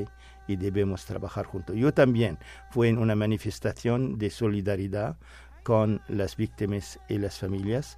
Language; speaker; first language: Spanish; non-native, fluent; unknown